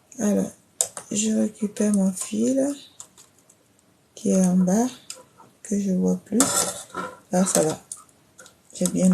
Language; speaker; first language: French; native; French